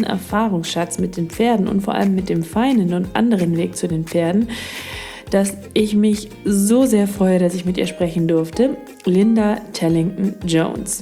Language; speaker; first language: German; native; German